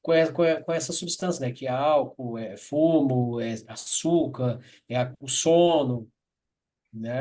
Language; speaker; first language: Portuguese; native; Portuguese